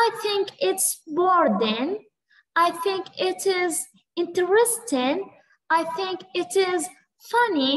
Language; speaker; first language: English; non-native, fluent; Arabic